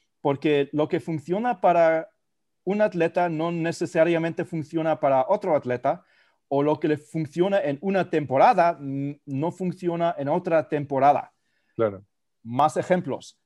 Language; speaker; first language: Spanish; non-native, fluent; German